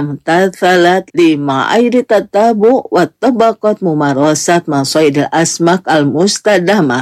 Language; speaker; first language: Arabic; non-native, fluent; Indonesian